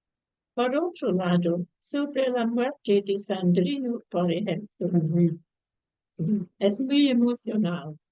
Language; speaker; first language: Spanish; non-native, fluent; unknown